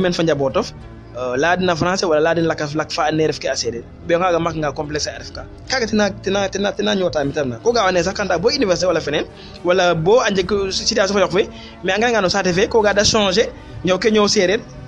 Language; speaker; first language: English; non-native, fluent; Serer